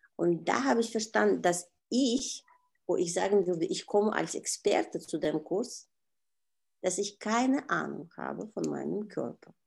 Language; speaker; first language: German; non-native, fluent; Russian